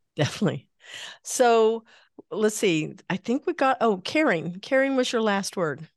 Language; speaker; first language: English; native; English